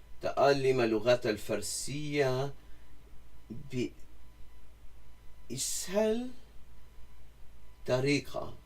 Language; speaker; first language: Arabic; non-native, learner; English